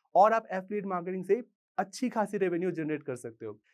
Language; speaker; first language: Hindi; native; Hindi